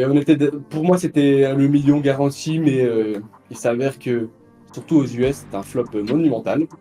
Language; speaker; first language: French; native; French